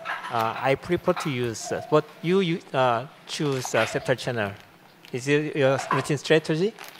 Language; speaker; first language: English; non-native, fluent; Korean